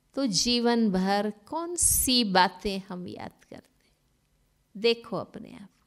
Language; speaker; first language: Hindi; non-native, local second language; Gujarati